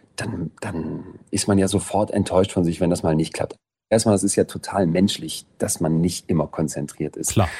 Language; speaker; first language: German; native; German